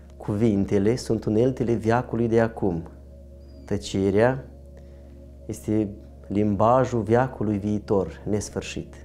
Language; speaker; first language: Romanian; native; Romanian